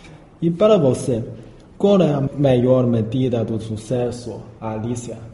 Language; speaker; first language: Portuguese; non-native, fluent; Chinese